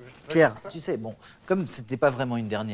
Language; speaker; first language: French; native; French